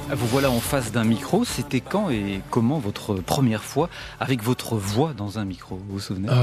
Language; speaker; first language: French; native; French